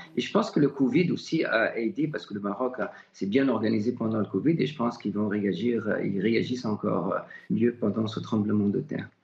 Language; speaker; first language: French; non-native, local second language; Arabic